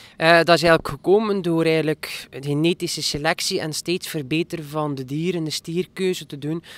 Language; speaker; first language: Dutch; native; Dutch